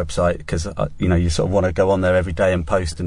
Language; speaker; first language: English; native; English